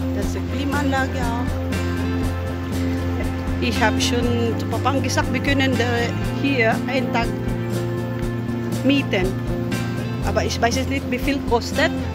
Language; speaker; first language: German; non-native, learner; Filipino